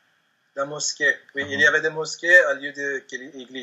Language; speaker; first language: French; non-native, learner; Spanish